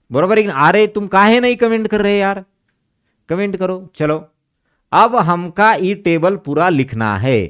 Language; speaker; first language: Hindi; non-native, local second language; Marathi